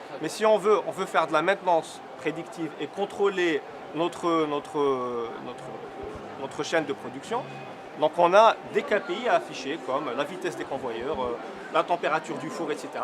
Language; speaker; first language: French; native; French